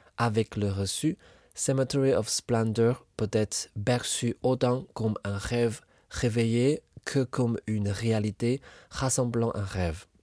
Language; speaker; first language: French; non-native, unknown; Chinese